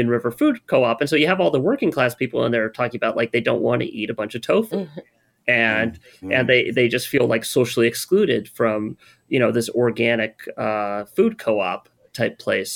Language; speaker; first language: English; native; English